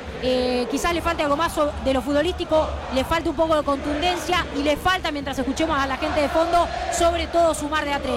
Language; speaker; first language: Spanish; native; Spanish